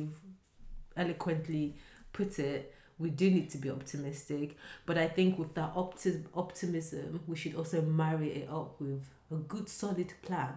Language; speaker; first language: English; non-native, local second language; Yoruba